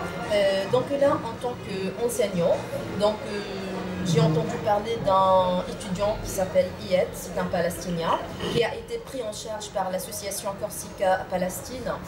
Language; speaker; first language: French; non-native, local second language; Arabic